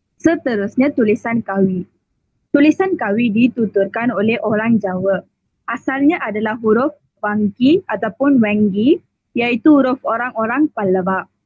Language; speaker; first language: Malay; non-native, local second language; Iban